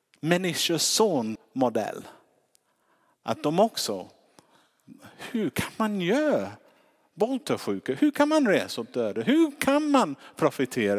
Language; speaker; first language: Swedish; non-native, fluent; English